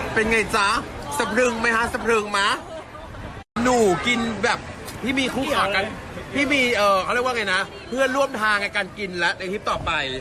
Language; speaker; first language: Thai; native; Thai